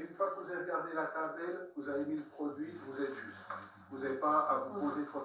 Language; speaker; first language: French; native; French